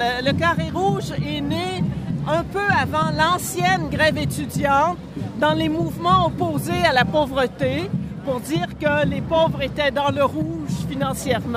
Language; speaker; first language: French; native; French